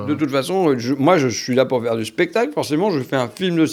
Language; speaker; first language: French; native; French